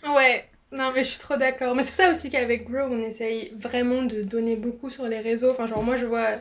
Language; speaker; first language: French; native; French